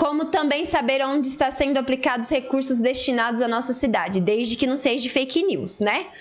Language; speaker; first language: Portuguese; native; Portuguese